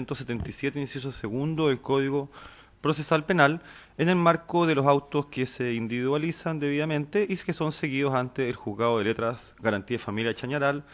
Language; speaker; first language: Spanish; native; Spanish